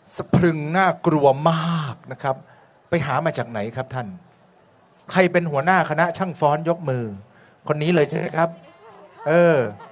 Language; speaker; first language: Thai; native; Thai